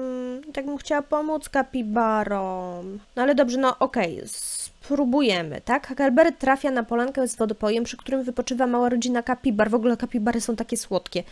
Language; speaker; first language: Polish; native; Polish